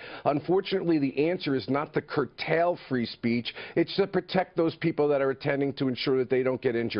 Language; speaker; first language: English; native; English